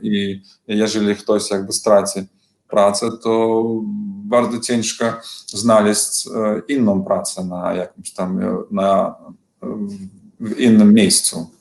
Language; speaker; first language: Polish; non-native, learner; Belarusian